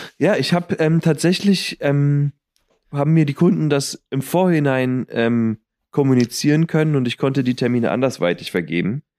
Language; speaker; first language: German; native; German